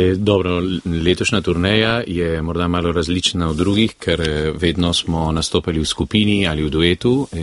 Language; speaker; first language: Slovenian; early bilingual, heritage; Slovenian